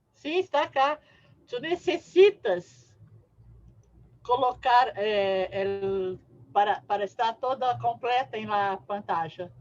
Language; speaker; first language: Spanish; non-native, learner; Portuguese